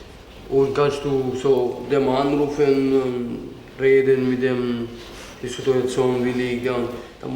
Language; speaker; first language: German; non-native, learner; Romany